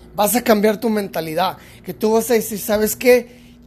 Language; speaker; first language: Spanish; early bilingual, heritage; Spanish